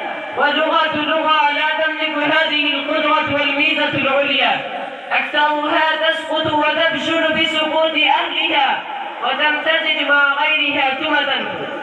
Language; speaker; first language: Arabic; non-native, learner; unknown